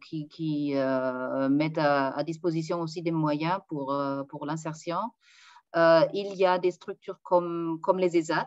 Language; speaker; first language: French; non-native, fluent; German